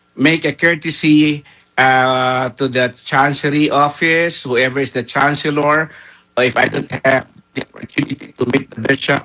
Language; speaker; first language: English; non-native, local second language; Filipino